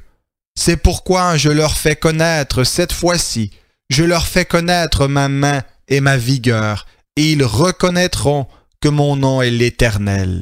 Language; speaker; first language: French; native; French